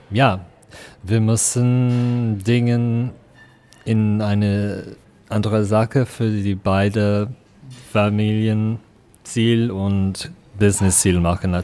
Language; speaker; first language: German; non-native, fluent; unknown